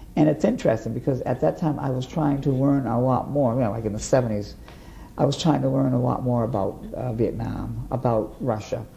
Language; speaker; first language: English; native; English